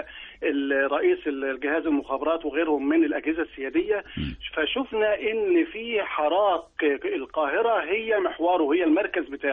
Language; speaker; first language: Arabic; native; Arabic